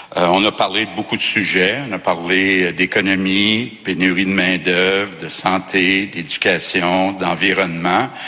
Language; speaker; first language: French; native; French